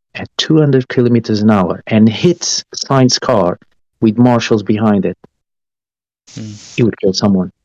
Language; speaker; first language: English; non-native, fluent; Portuguese